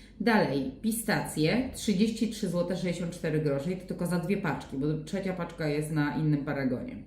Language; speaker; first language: Polish; native; Polish